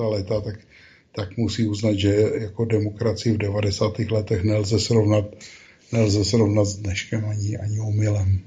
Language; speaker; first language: Czech; native; Czech